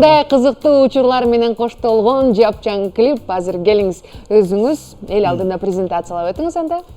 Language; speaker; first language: Kyrgyz; native; Kyrgyz